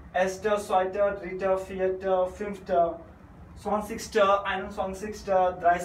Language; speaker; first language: German; non-native, fluent; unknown